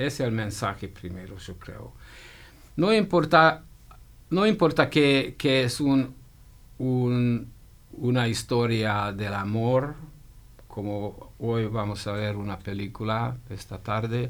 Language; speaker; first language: Spanish; non-native, fluent; Hungarian